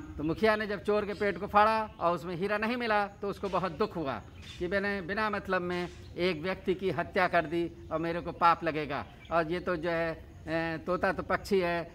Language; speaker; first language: Hindi; native; Hindi